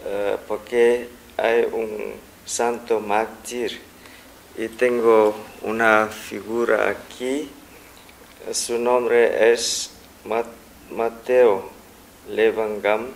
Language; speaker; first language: Spanish; non-native, fluent; Vietnamese